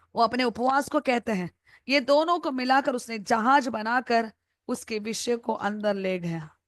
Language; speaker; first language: Hindi; non-native, local second language; Malayalam